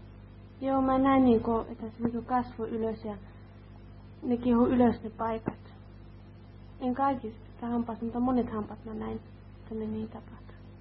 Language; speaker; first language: Finnish; early bilingual, heritage; Finnish